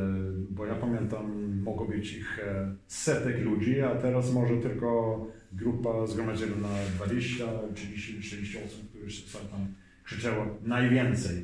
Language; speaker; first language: Polish; early bilingual, heritage; Swedish